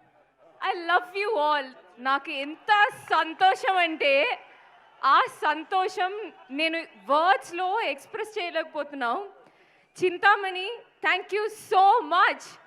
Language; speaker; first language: Telugu; non-native, learner; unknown